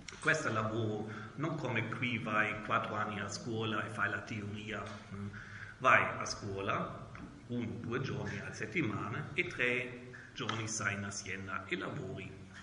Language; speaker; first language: Italian; non-native, learner; German